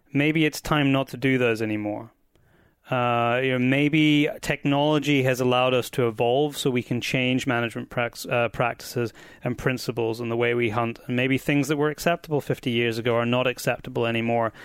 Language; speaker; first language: English; native; English